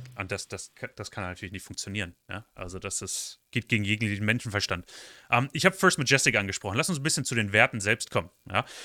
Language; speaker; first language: German; native; German